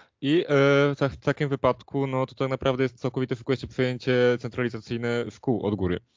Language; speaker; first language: Polish; native; Polish